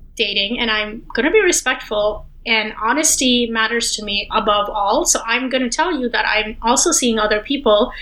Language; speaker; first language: English; non-native, local second language; Hindi